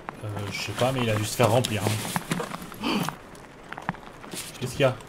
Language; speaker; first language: French; native; French